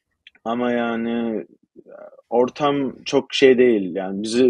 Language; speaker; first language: Turkish; early bilingual, heritage; Turkish